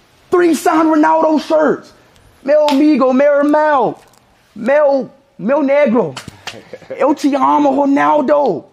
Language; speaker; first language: Portuguese; non-native, learner; English